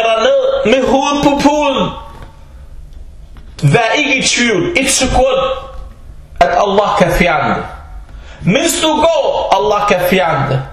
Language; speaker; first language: Danish; early bilingual, other home language; Arabic